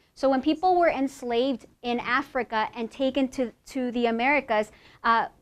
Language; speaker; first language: English; native; English